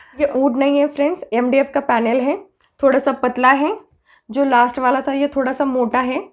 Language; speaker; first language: Hindi; non-native, local second language; Marathi